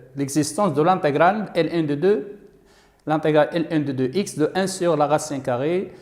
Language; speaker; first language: French; non-native, local second language; Arabic